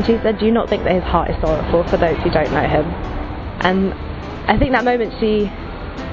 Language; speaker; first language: English; native; English